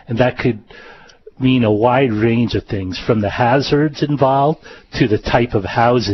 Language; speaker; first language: English; native; English